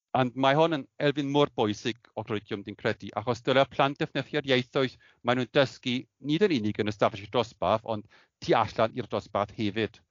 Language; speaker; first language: Welsh; non-native, fluent; German